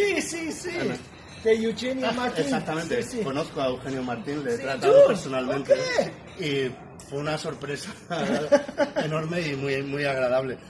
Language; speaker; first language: Spanish; non-native, learner; English